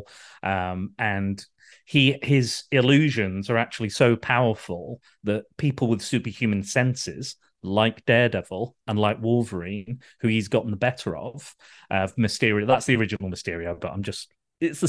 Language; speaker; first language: English; native; English